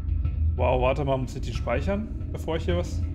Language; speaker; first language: German; native; German